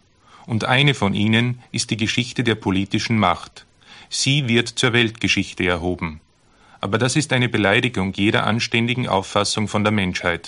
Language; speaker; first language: German; native; German